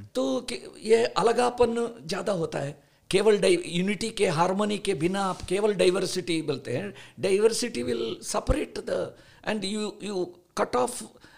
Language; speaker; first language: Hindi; non-native, local second language; Kannada